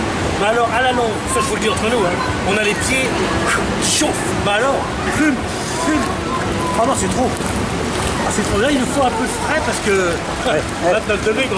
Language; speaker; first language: French; native; French